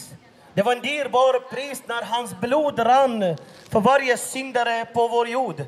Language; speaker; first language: Swedish; non-native, fluent; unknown